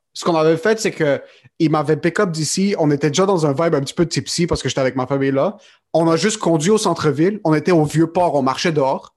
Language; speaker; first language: French; native; French